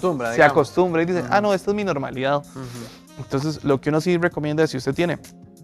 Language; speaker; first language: Spanish; native; Spanish